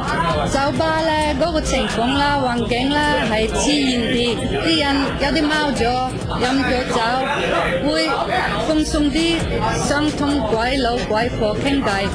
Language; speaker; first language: Cantonese; non-native, fluent; Norwegian